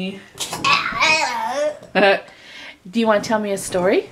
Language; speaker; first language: English; native; English